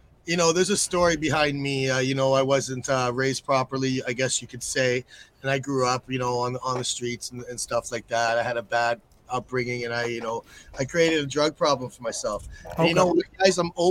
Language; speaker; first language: English; native; English